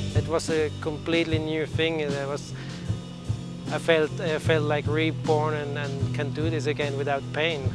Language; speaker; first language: English; non-native, fluent; Swiss German